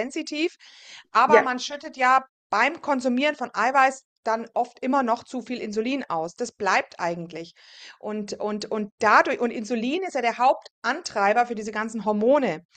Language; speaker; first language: German; native; German